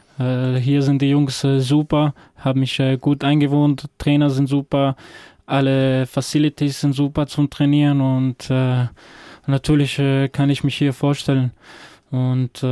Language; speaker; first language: German; non-native, fluent; Croatian